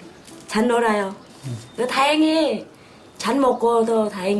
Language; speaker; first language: Korean; non-native, learner; Vietnamese